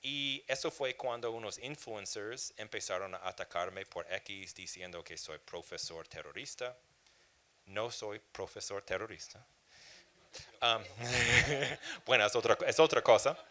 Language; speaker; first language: Spanish; non-native, fluent; English